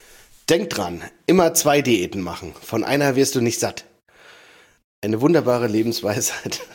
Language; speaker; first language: German; native; German